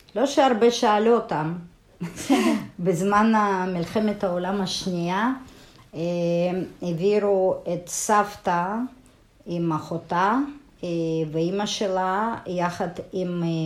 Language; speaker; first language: Hebrew; non-native, fluent; Kazakh